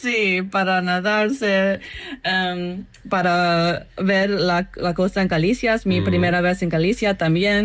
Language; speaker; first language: Spanish; non-native, learner; English